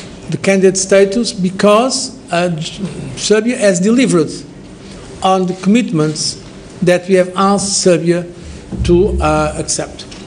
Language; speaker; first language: English; non-native, fluent; Portuguese